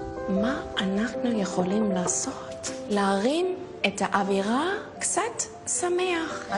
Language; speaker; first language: Hebrew; non-native, fluent; English